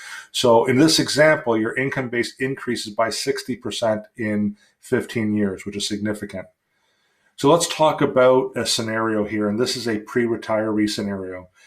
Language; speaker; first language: English; native; English